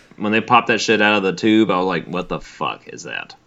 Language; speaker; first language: English; native; English